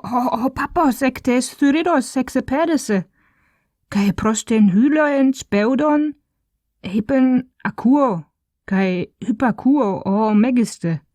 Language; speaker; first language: Greek; non-native, fluent; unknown